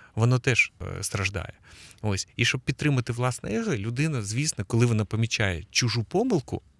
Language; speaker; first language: Ukrainian; native; Ukrainian